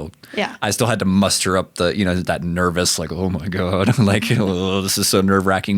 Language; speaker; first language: English; native; English